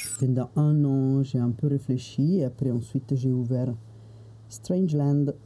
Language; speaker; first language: French; non-native, fluent; Italian